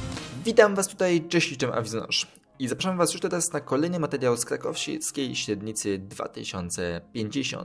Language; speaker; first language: Polish; native; Polish